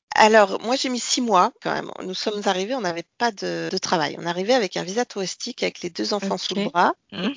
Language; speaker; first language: French; native; French